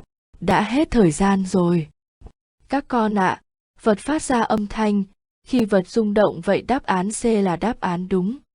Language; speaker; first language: Vietnamese; native; Vietnamese